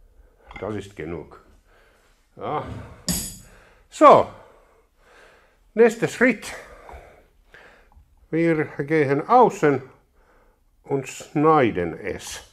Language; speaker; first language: German; non-native, learner; Finnish